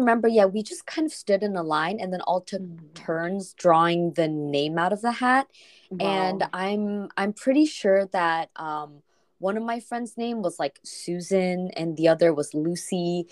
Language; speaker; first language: English; non-native, fluent; Korean